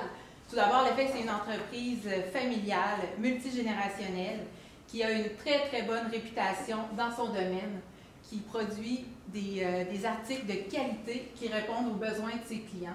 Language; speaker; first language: French; native; French